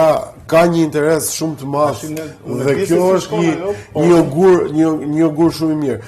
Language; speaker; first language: Albanian; native; Albanian